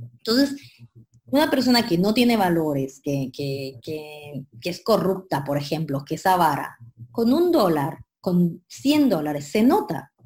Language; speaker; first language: Spanish; native; Spanish